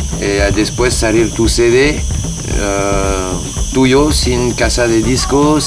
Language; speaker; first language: Spanish; non-native, learner; French